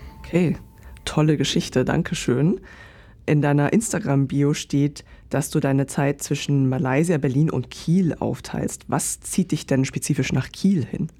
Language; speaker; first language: German; native; German